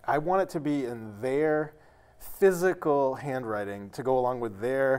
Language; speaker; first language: English; native; English